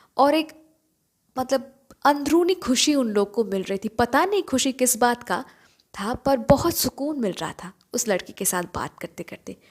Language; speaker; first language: Hindi; non-native, local second language; Bangla